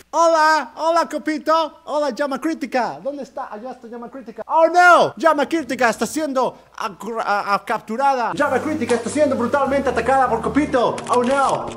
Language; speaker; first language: Spanish; non-native, learner; English